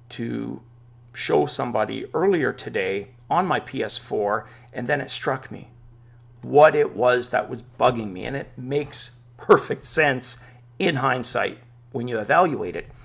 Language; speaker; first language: English; native; English